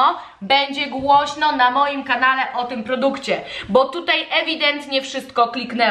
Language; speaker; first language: Polish; native; Polish